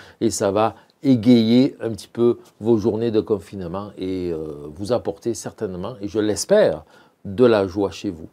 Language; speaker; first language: French; native; French